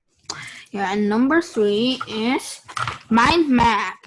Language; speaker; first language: English; non-native, learner; Korean